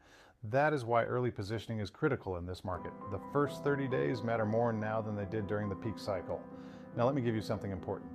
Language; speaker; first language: English; native; English